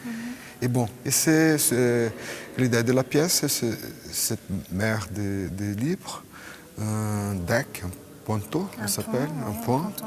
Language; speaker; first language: French; non-native, fluent; Portuguese